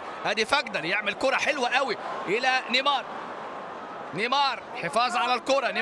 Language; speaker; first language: Arabic; native; Arabic